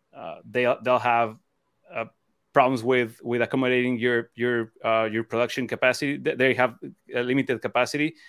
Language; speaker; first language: English; non-native, fluent; Spanish